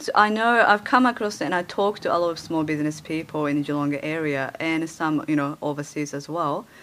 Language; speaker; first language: English; early bilingual, other home language; Japanese